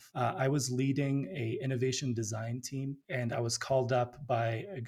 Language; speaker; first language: English; early bilingual, other home language; Amharic